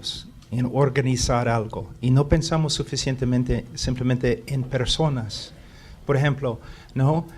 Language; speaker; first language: Spanish; non-native, fluent; English